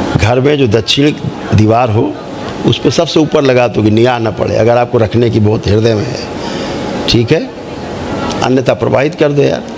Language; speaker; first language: Hindi; native; Hindi